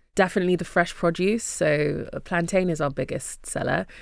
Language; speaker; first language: English; early bilingual, other home language; Yoruba